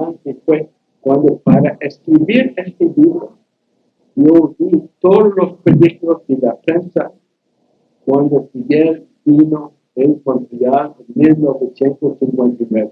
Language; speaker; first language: Spanish; non-native, learner; English